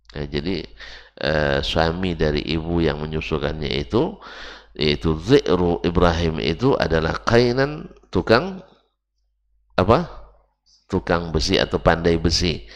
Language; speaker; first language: Indonesian; native; Indonesian